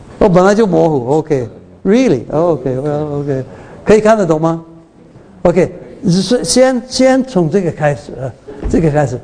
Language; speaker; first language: Chinese; early bilingual, heritage; Chinese